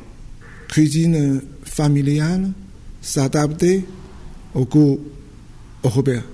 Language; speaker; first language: French; non-native, fluent; Chinese